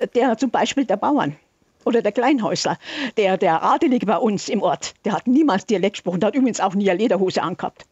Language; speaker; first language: German; native; German